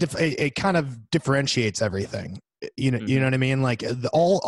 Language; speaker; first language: English; native; English